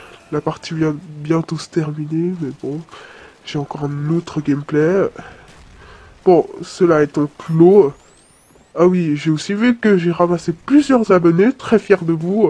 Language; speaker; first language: French; native; French